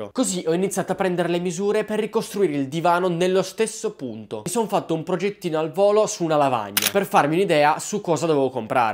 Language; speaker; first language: Italian; native; Italian